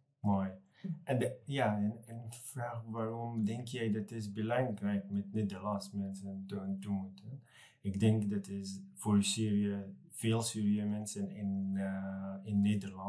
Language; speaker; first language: Dutch; non-native, learner; Arabic